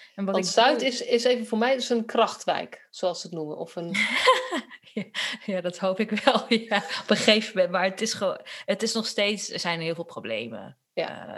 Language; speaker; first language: Dutch; early bilingual, other home language; Turkish